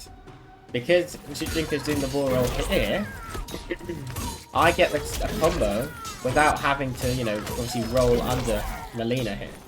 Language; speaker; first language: English; native; English